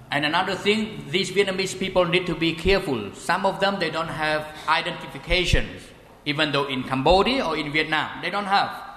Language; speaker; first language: English; non-native, fluent; Khmer